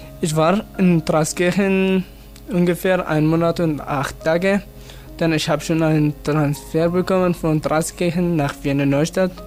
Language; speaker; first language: German; non-native, learner; Arabic